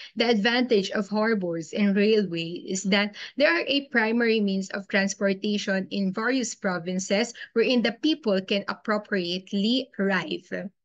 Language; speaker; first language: English; non-native, local second language; Filipino